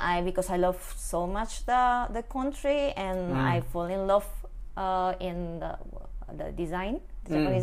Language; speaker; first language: English; non-native, learner; Spanish